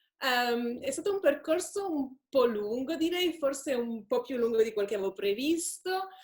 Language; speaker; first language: Italian; native; Italian